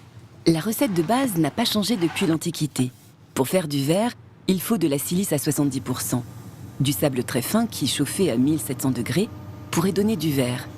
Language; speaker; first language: French; native; French